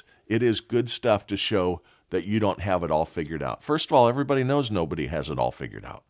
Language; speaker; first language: English; native; English